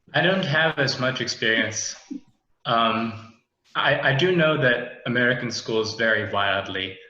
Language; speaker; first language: English; native; English